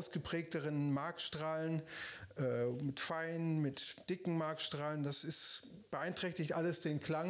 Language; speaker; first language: German; native; German